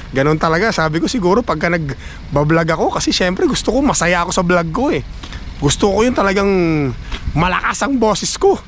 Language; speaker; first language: Filipino; non-native, local second language; Iloko